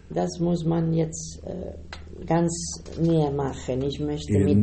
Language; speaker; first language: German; non-native, learner; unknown